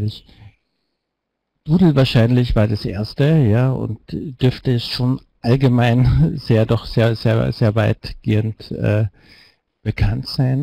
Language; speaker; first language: German; native; German